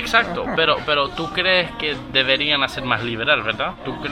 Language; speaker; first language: Spanish; early bilingual, heritage; Spanish